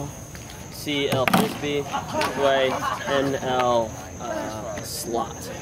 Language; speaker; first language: Spanish; non-native, learner; English